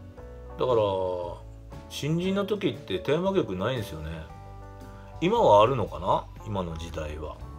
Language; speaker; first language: Japanese; native; Japanese